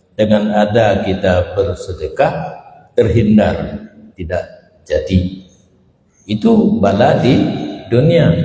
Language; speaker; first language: Malay; non-native, local second language; Achinese